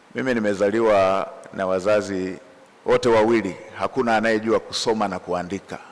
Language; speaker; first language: Swahili; non-native, local second language; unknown